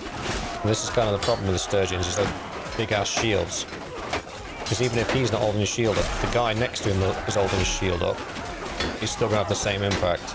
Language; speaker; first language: English; native; English